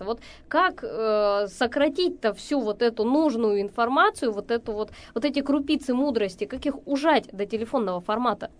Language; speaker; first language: Russian; native; Russian